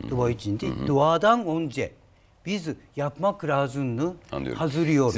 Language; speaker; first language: Turkish; non-native, learner; Japanese